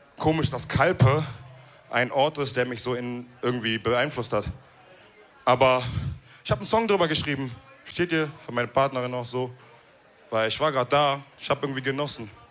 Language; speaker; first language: German; early bilingual, other home language; Wolof